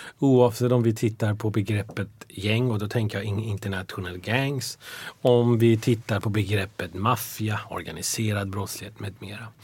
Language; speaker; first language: Swedish; early bilingual, other home language; Persian